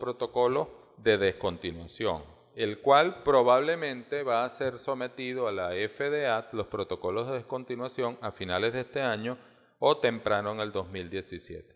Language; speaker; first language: Spanish; native; Spanish